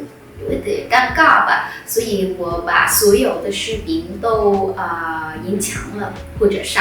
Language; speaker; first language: Chinese; non-native, fluent; Vietnamese